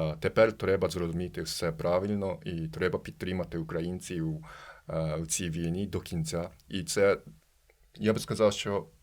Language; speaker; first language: Ukrainian; non-native, fluent; Japanese